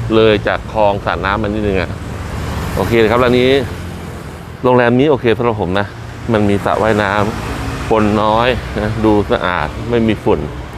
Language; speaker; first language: Thai; native; Thai